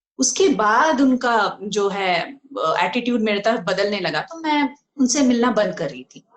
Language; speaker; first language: Hindi; non-native, local second language; Bangla